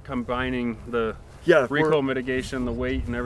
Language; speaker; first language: English; native; English